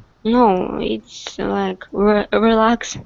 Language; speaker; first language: English; non-native, learner; Russian